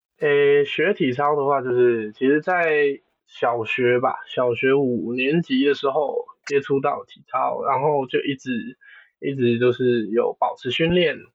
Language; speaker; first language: Chinese; non-native, local second language; Cantonese